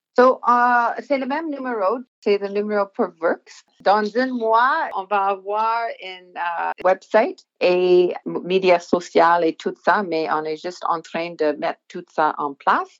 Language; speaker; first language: French; non-native, local second language; English